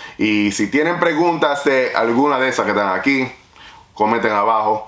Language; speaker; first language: Spanish; native; Spanish